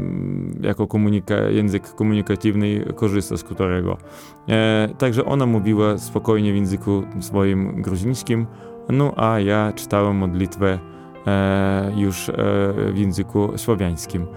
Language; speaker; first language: Polish; non-native, fluent; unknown